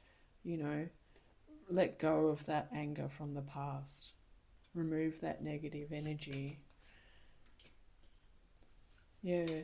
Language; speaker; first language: English; native; English